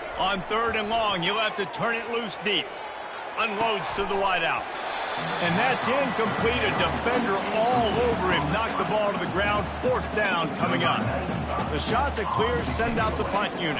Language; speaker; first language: English; native; English